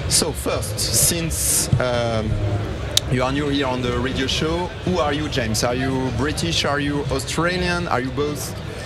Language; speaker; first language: English; non-native, fluent; French